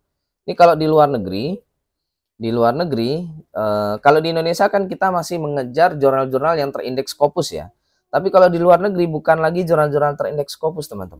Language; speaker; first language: Indonesian; native; Indonesian